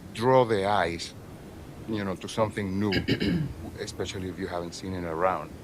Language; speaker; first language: English; non-native, fluent; Spanish